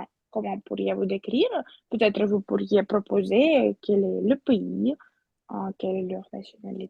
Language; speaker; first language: French; non-native, learner; Russian